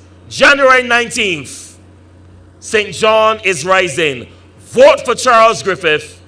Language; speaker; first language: English; native; English